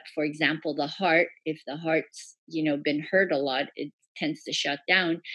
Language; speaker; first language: English; early bilingual, other home language; Persian